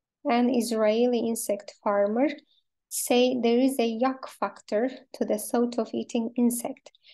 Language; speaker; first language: English; non-native, fluent; Azerbaijani